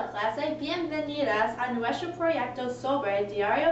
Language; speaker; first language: Spanish; non-native, learner; English